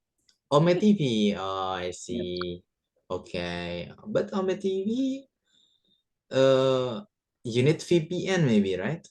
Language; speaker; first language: English; non-native, fluent; Indonesian